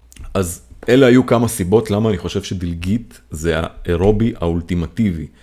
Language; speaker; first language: Hebrew; native; Hebrew